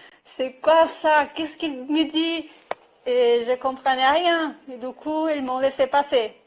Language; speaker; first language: French; non-native, fluent; Portuguese